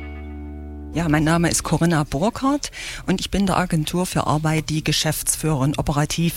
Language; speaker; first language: German; native; German